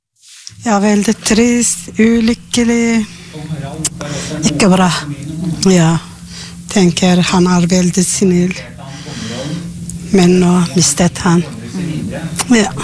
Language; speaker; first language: Norwegian; non-native, learner; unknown